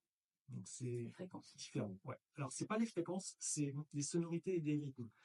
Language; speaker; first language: French; native; French